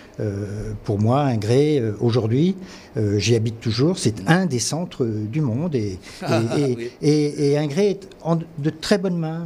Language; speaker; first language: French; non-native, local second language; Catalan